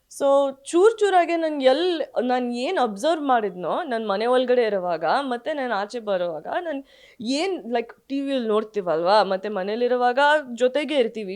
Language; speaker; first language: Kannada; early bilingual, heritage; Kannada